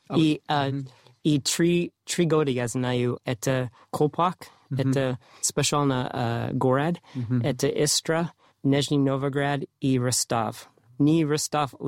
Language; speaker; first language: Russian; non-native, learner; English